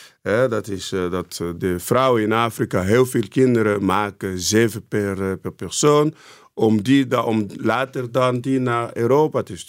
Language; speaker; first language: Dutch; non-native, fluent; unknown